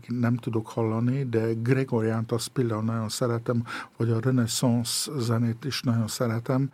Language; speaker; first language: Hungarian; early bilingual, heritage; Hungarian